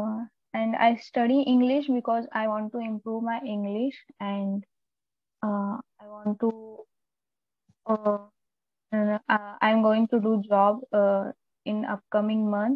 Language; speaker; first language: English; non-native, local second language; Marathi